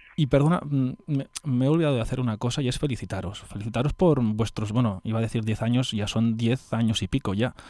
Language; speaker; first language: Spanish; non-native, local second language; Catalan